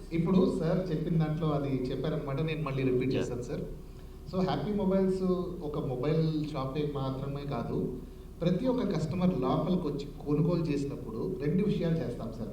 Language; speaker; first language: Telugu; native; Telugu